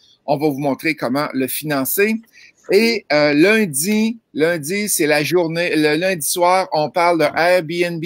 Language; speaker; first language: French; native; French